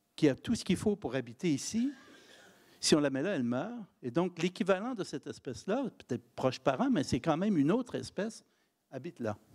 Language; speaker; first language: French; native; French